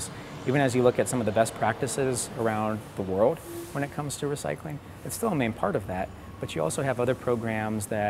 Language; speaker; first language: English; native; English